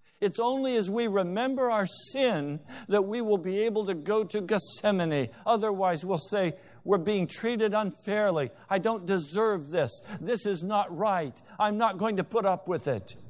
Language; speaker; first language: English; native; English